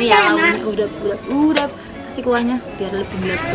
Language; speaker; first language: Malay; non-native, local second language; Javanese